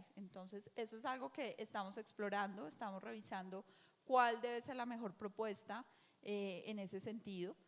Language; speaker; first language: Spanish; native; Spanish